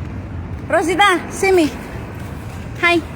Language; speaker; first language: English; non-native, learner; Malay